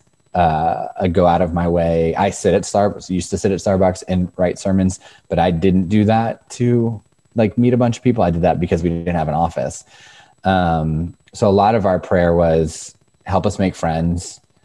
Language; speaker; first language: English; native; English